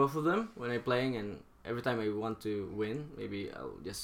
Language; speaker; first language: English; non-native, local second language; Filipino